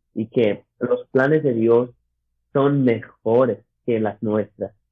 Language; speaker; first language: Spanish; early bilingual, other home language; English